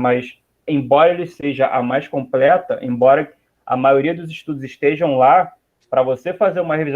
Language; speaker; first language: Portuguese; native; Portuguese